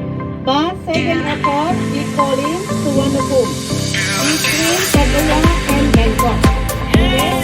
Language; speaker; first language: English; non-native, learner; Thai